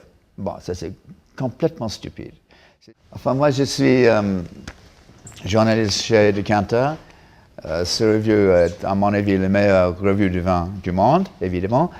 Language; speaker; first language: French; non-native, fluent; English